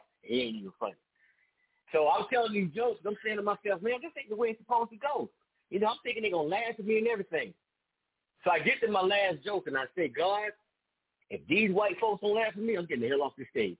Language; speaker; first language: English; native; English